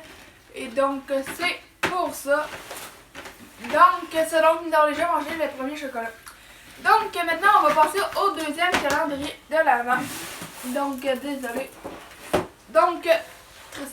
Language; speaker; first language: French; native; French